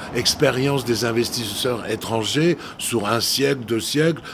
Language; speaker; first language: French; non-native, fluent; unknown